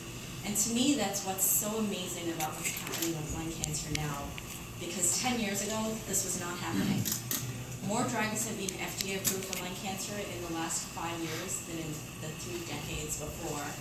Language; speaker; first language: English; native; English